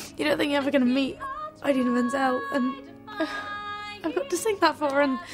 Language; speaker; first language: English; native; English